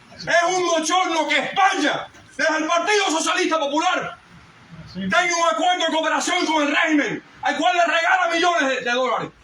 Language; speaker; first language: Spanish; early bilingual, heritage; Spanish